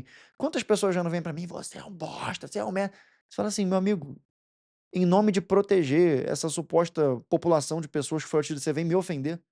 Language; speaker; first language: Portuguese; native; Portuguese